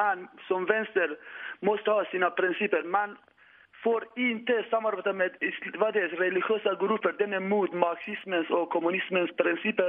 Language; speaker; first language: Swedish; non-native, learner; Persian